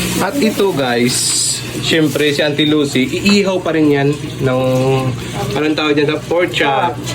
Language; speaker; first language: Filipino; non-native, local second language; Hiligaynon